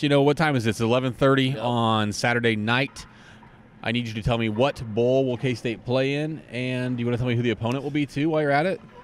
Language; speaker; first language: English; native; English